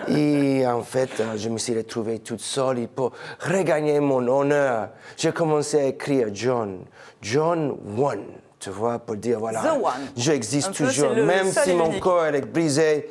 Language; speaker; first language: French; non-native, fluent; English